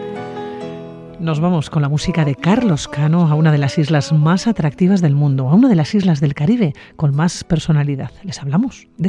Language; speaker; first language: Spanish; native; Spanish